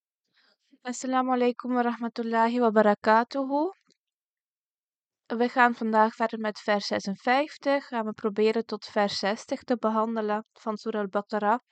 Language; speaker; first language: Dutch; early bilingual, other home language; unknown